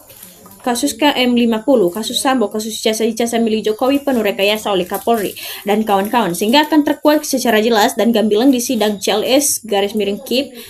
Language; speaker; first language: Indonesian; native; Indonesian